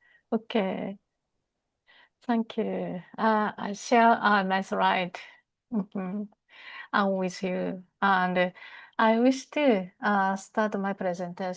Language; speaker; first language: English; non-native, fluent; Japanese